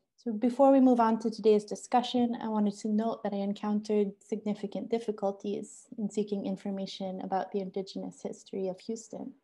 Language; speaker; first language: English; native; English